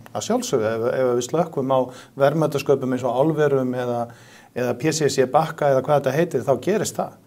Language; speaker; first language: Icelandic; native; Icelandic